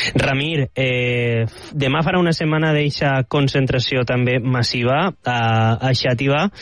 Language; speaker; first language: Catalan; native; Catalan